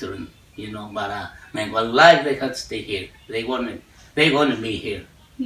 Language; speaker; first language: English; non-native, learner; Spanish